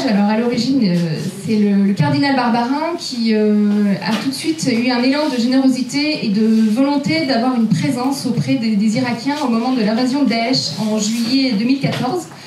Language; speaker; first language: French; native; French